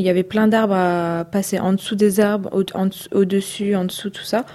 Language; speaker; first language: French; native; French